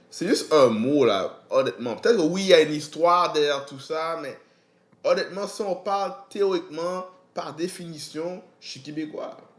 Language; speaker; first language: French; native; French